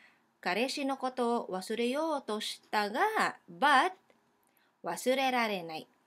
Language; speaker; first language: Japanese; non-native, fluent; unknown